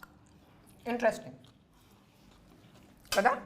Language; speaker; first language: Telugu; non-native, fluent; Hindi